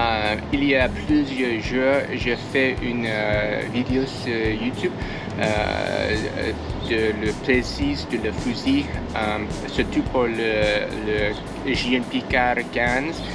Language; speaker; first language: French; non-native, learner; English